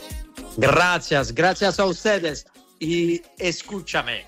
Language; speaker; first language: Spanish; non-native, learner; Italian